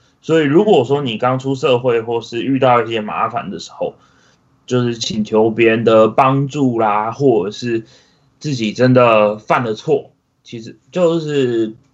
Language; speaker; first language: Chinese; native; Chinese